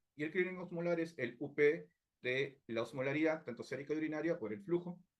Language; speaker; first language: Spanish; native; Spanish